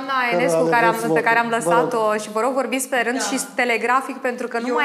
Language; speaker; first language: Romanian; native; Romanian